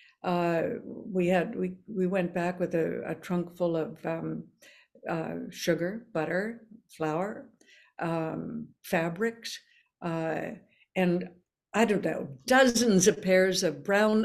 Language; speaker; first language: English; early bilingual, other home language; Norwegian